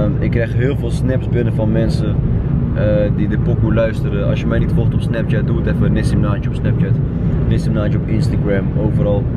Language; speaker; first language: Dutch; early bilingual, other home language; Turkish